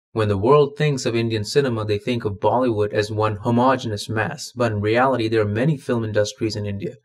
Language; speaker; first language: English; non-native, local second language; Malayalam